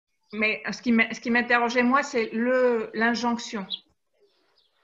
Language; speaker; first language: French; native; French